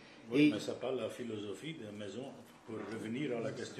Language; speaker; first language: French; non-native, fluent; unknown